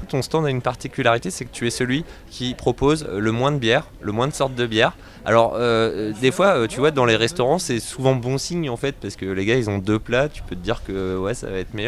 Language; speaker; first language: French; native; French